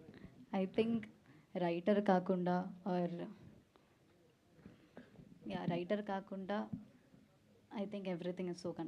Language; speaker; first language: Telugu; non-native, learner; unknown